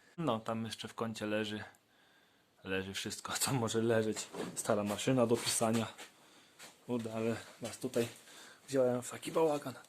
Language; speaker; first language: Polish; native; Polish